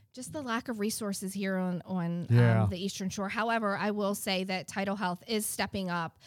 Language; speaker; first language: English; native; English